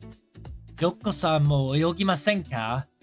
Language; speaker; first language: Japanese; non-native, learner; English